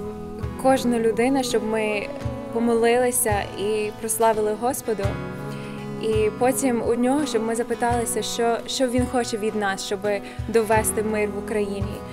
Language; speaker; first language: Ukrainian; non-native, fluent; English